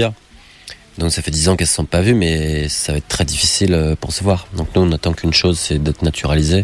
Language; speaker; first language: French; native; French